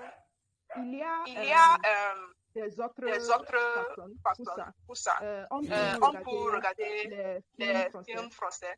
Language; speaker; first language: French; non-native, learner; Yoruba